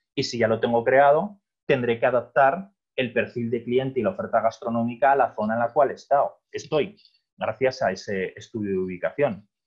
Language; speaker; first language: Spanish; native; Spanish